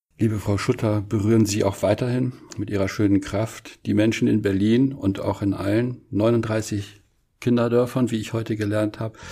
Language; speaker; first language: German; native; German